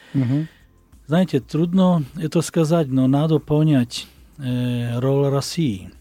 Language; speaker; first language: Russian; non-native, learner; Slovak